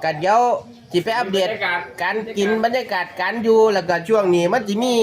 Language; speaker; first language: Thai; non-native, local second language; Northeastern Thai